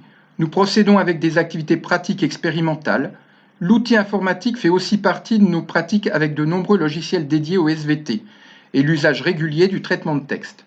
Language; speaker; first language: French; native; French